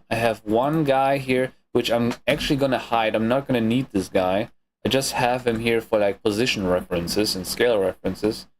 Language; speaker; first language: English; non-native, fluent; German